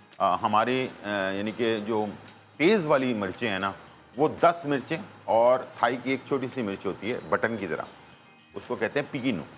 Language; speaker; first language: Urdu; non-native, local second language; Punjabi